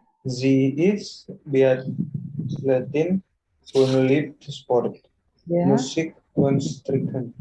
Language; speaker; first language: German; non-native, learner; Indonesian